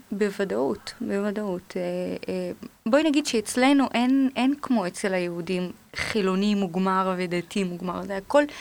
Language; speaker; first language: Hebrew; non-native, local second language; Arabic